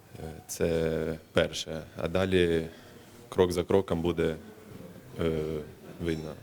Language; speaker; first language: Ukrainian; non-native, local second language; Russian